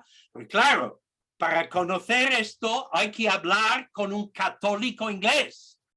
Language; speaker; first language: Spanish; non-native, fluent; English